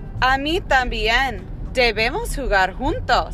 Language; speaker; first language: Spanish; non-native, fluent; English